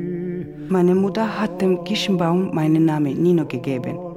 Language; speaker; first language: German; non-native, learner; Georgian